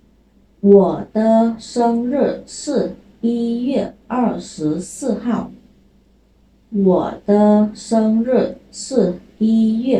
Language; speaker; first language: Chinese; non-native, fluent; Khmer